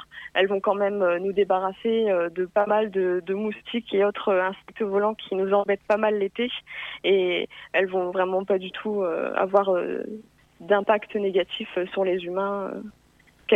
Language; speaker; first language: French; native; French